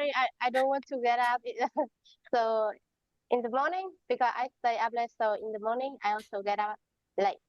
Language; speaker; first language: English; non-native, learner; Vietnamese